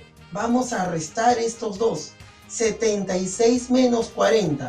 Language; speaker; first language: Spanish; native; Spanish